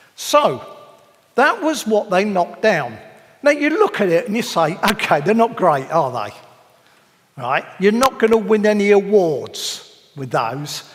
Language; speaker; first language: English; native; English